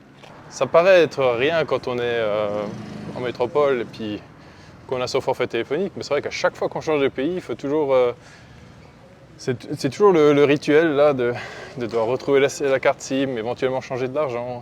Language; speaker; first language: French; native; French